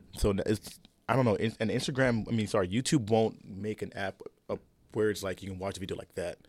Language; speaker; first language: English; early bilingual, other home language; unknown